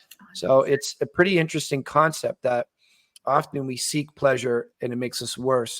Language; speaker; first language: English; native; English